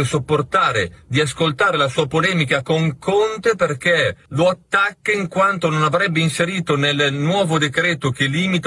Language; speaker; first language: Italian; native; Italian